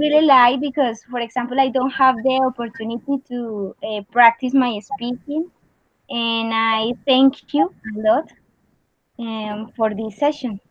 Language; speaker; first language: English; non-native, learner; Spanish